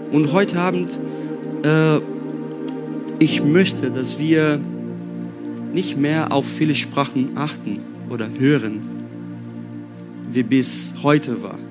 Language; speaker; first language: German; non-native, fluent; Portuguese